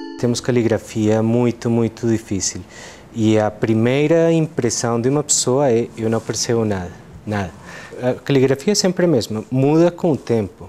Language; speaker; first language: Portuguese; non-native, fluent; Spanish